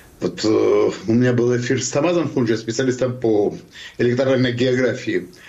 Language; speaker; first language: Russian; non-native, local second language; Georgian